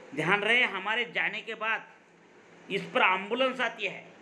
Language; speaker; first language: Hindi; non-native, local second language; Marathi